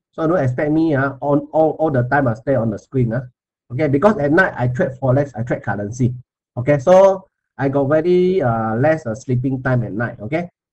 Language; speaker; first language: English; non-native, local second language; Chinese